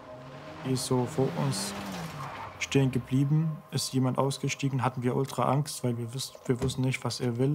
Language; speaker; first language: German; non-native, fluent; Arabic